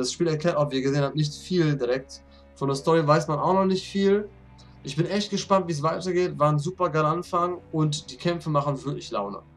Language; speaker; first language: German; native; German